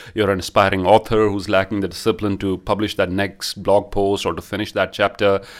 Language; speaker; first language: English; non-native, local second language; Punjabi